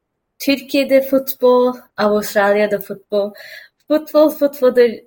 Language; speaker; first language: Turkish; early bilingual, heritage; Turkish